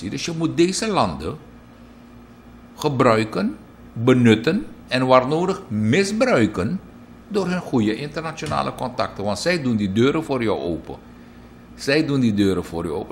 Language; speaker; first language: Dutch; native; Dutch